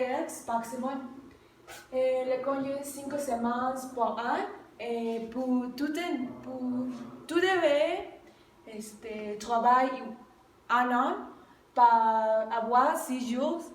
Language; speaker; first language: French; non-native, learner; Spanish